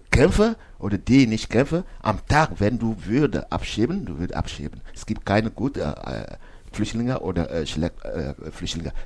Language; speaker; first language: German; non-native, learner; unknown